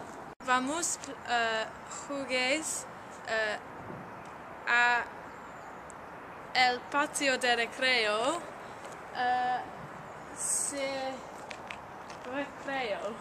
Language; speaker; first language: Spanish; non-native, learner; English